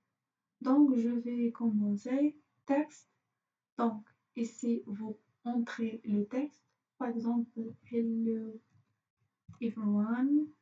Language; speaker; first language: French; non-native, fluent; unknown